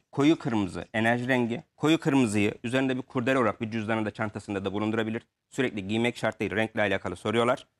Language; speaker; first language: Turkish; native; Turkish